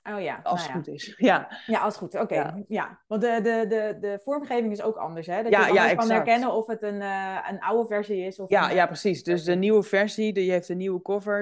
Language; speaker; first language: Dutch; native; Dutch